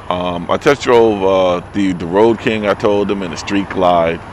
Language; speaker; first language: English; native; English